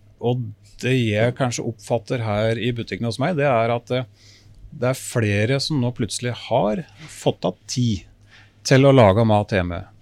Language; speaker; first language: Norwegian; native; Norwegian